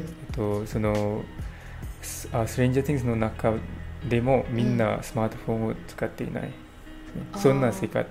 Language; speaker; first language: Japanese; non-native, learner; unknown